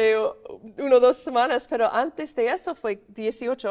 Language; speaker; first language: Spanish; non-native, fluent; English